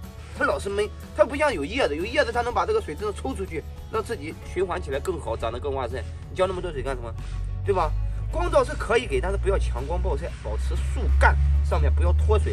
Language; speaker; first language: Chinese; native; Chinese